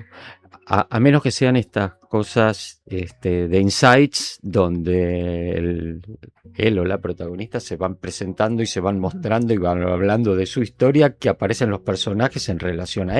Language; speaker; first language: Spanish; native; Spanish